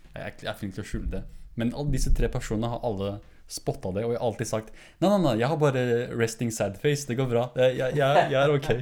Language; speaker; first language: Norwegian; early bilingual, other home language; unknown